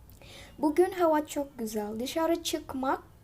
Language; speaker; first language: Turkish; non-native, fluent; Indonesian